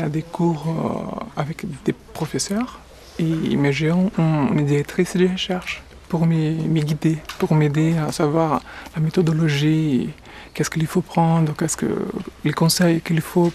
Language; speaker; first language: French; non-native, learner; Portuguese